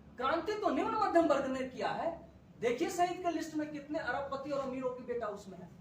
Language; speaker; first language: Hindi; non-native, local second language; Maithili